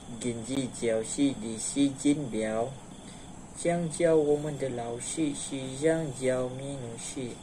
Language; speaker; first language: Chinese; non-native, learner; Malay